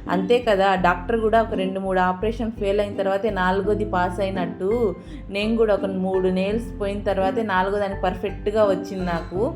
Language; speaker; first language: Telugu; non-native, local second language; Urdu